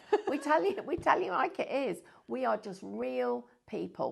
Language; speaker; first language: English; native; English